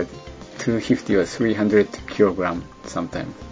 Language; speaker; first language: English; non-native, learner; Japanese